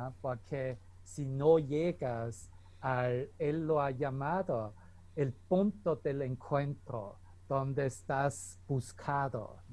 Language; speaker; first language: Spanish; non-native, fluent; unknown